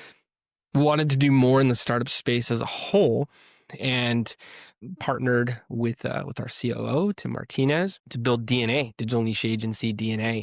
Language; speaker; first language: English; native; English